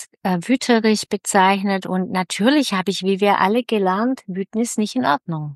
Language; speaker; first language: German; native; German